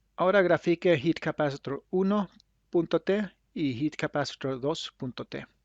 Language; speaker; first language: Spanish; non-native, fluent; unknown